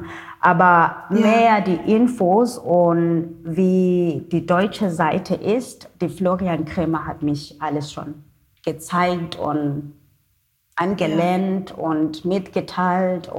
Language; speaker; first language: German; non-native, learner; Xhosa